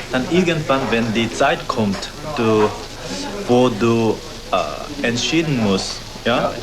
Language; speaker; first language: German; non-native, fluent; Korean